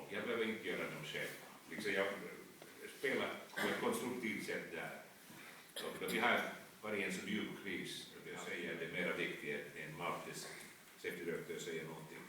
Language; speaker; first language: Swedish; non-native, fluent; Finnish